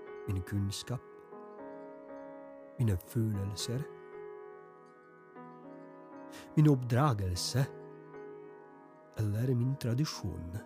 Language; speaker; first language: Norwegian; non-native, fluent; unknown